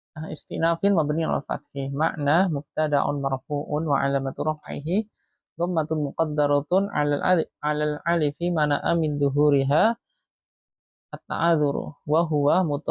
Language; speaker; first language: Arabic; non-native, fluent; Indonesian